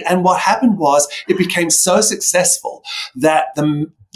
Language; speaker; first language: English; native; English